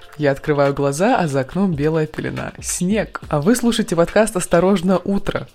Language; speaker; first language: Russian; native; Russian